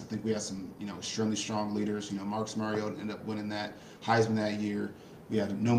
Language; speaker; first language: English; native; English